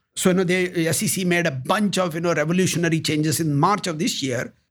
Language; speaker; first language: English; non-native, local second language; Kannada